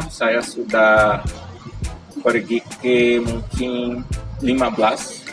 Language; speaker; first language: Indonesian; non-native, fluent; Portuguese